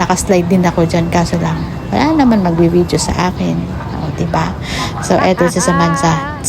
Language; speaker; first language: Filipino; native; Filipino